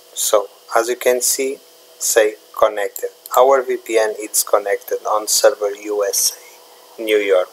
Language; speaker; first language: English; non-native, learner; Portuguese